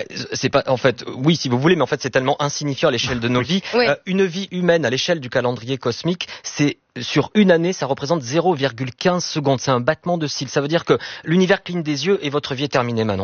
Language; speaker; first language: French; native; French